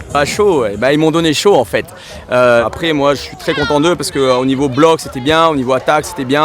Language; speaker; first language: French; native; French